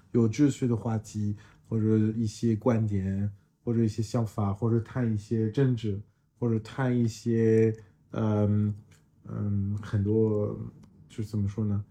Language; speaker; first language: Chinese; non-native, fluent; French